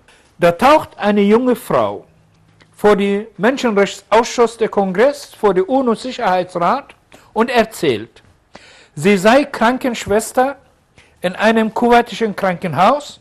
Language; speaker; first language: German; non-native, fluent; Arabic